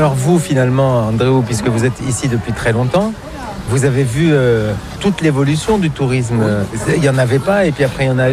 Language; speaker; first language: French; native; French